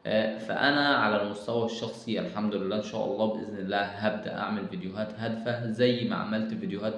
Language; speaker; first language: Arabic; native; Arabic